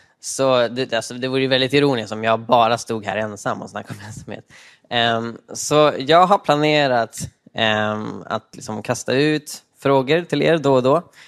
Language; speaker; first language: Swedish; native; Swedish